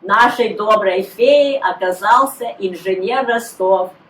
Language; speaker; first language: Russian; early bilingual, heritage; Russian